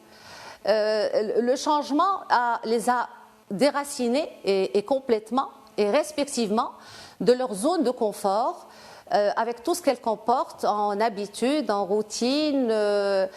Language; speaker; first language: French; non-native, local second language; Arabic